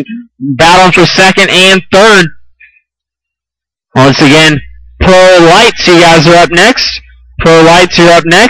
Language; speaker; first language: English; native; English